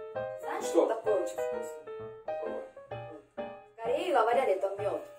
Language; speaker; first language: Russian; non-native, learner; Korean